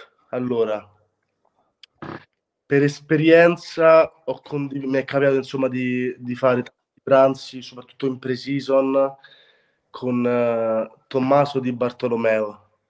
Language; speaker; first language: Italian; native; Italian